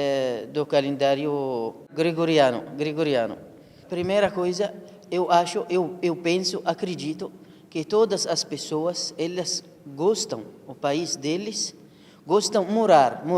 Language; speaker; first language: Portuguese; non-native, learner; Arabic